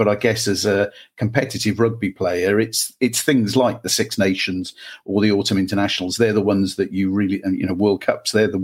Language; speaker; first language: English; native; English